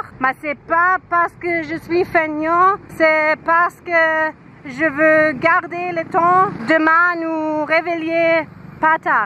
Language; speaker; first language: French; non-native, learner; Filipino